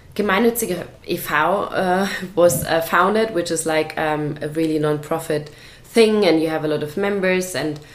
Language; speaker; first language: English; non-native, fluent; German